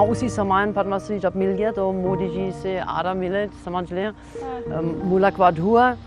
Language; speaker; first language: Hindi; non-native, fluent; German